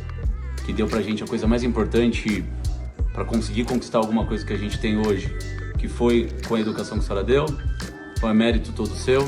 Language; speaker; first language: Portuguese; native; Portuguese